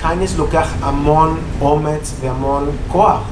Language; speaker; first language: Hebrew; non-native, learner; English